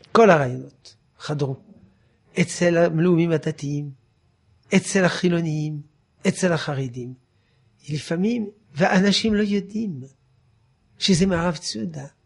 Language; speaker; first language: Hebrew; non-native, fluent; French